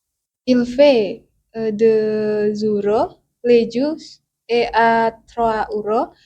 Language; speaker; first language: French; non-native, learner; Indonesian